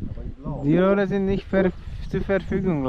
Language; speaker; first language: German; non-native, learner; Slovak